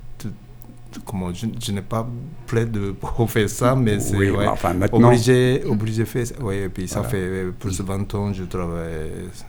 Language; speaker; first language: French; non-native, learner; Japanese